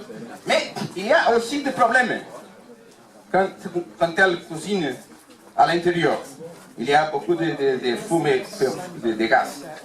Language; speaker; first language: French; non-native, learner; Portuguese